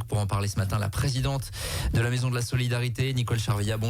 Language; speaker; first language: French; native; French